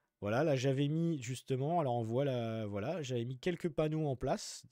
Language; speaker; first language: French; native; French